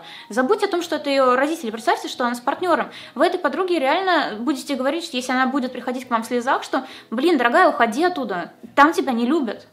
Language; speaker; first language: Russian; native; Russian